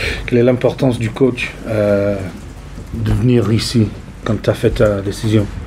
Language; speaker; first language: French; non-native, fluent; English